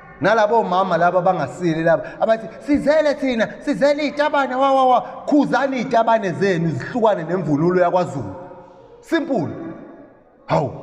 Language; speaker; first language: Zulu; native; Zulu